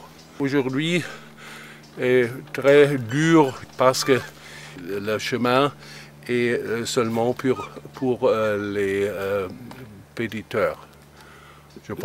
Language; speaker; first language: French; non-native, learner; German